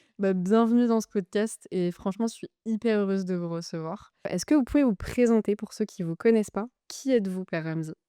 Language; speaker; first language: French; native; French